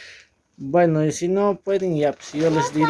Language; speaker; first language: Spanish; native; Spanish